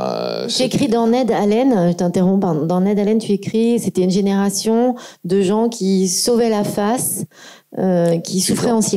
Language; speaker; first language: French; native; French